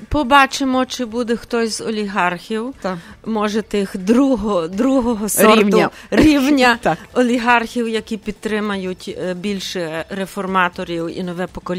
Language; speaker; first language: Ukrainian; early bilingual, heritage; Ukrainian